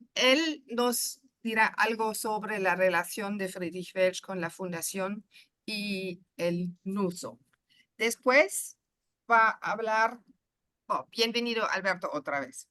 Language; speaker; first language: Spanish; non-native, fluent; German